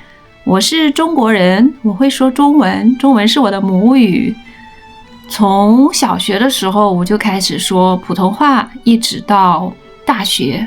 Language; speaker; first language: Chinese; non-native, local second language; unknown